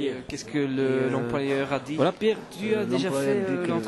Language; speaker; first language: French; non-native, local second language; Dutch